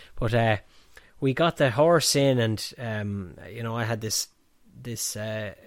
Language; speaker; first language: English; native; English